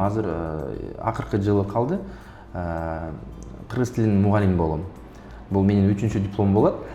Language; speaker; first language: Kyrgyz; non-native, local second language; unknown